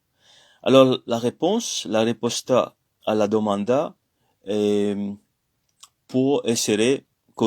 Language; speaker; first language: Italian; non-native, fluent; French